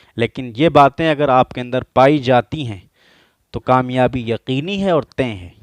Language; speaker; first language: Urdu; native; Urdu